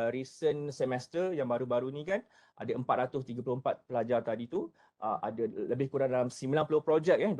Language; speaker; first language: Malay; native; Malay